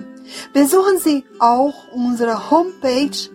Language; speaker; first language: German; non-native, fluent; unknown